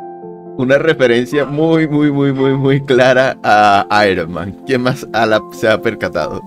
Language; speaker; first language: Spanish; native; Spanish